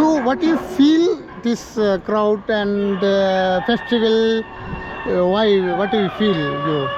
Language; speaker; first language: English; non-native, learner; Tamil